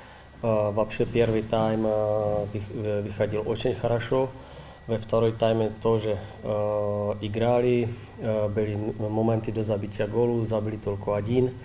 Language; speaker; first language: Russian; non-native, learner; Czech